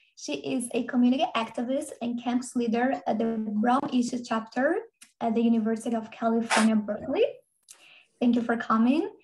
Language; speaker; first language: English; non-native, fluent; Portuguese